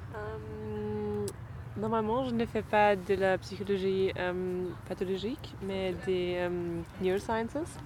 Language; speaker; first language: French; non-native, learner; German